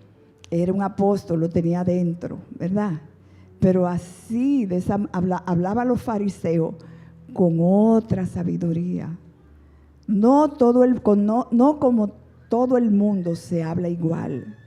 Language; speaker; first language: Spanish; native; Spanish